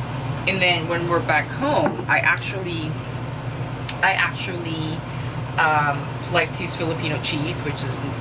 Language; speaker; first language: English; non-native, local second language; Filipino